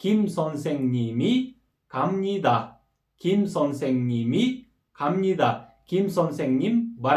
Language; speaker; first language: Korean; non-native, fluent; Kyrgyz